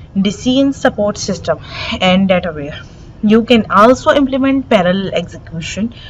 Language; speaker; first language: English; non-native, local second language; Urdu